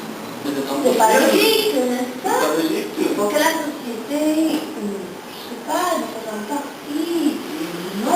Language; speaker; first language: French; non-native, learner; Spanish